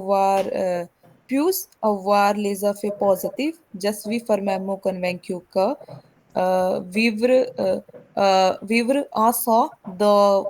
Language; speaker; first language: French; non-native, learner; Hindi